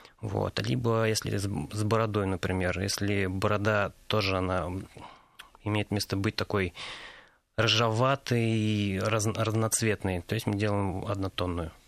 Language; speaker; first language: Russian; native; Russian